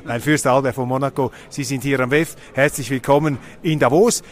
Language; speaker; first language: German; native; German